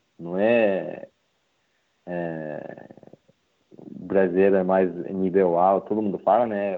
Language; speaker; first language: Portuguese; non-native, learner; Japanese